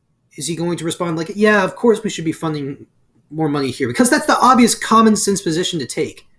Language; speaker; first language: English; native; English